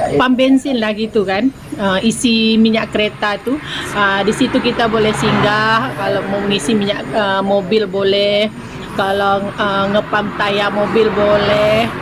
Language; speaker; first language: Indonesian; native; Indonesian